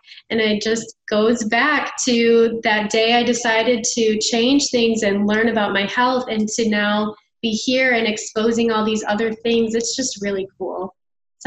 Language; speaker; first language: English; native; English